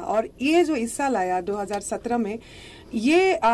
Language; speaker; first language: Hindi; non-native, local second language; Assamese